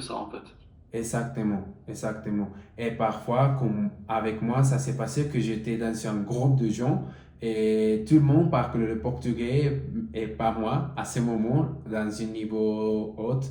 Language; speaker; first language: French; non-native, learner; Spanish